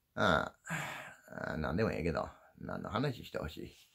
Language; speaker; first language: Japanese; native; Japanese